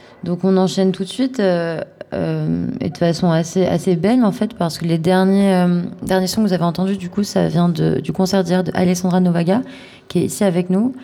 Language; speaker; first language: French; native; French